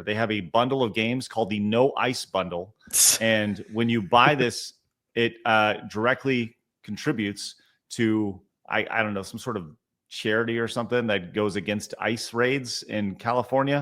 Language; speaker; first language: English; native; English